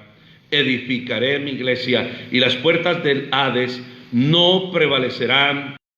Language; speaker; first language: Spanish; native; Spanish